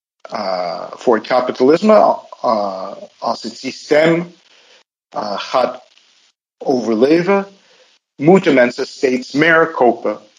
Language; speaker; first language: Dutch; non-native, fluent; English